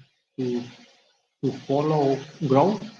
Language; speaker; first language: English; non-native, learner; Spanish